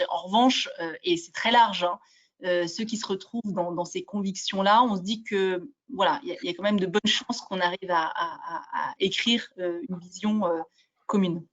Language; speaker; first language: French; native; French